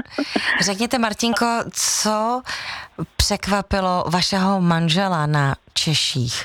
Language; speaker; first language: Czech; native; Czech